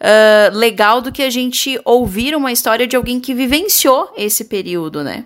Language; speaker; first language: Portuguese; native; Portuguese